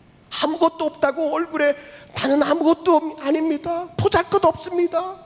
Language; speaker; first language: Korean; native; Korean